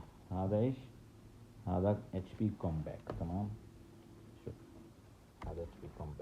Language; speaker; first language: Arabic; non-native, learner; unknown